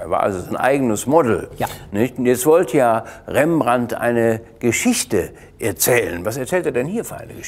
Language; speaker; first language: German; native; German